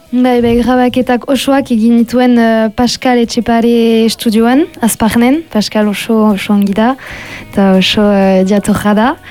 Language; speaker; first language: Basque; non-native, local second language; French